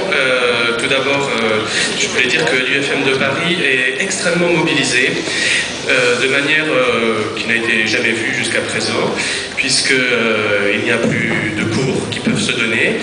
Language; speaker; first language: French; native; French